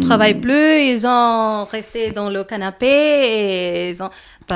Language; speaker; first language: French; non-native, learner; Malayalam